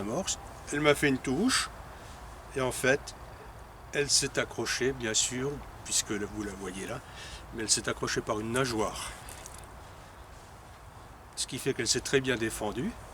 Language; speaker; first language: French; native; French